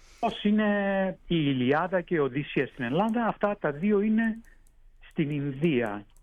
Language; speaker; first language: Greek; early bilingual, heritage; Greek